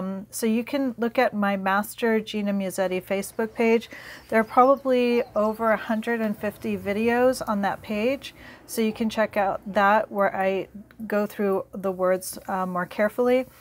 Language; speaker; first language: English; native; English